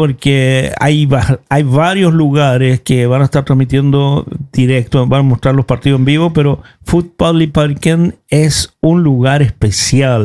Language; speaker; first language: Spanish; native; Spanish